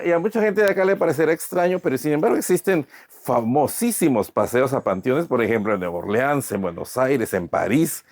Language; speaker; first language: Spanish; native; Spanish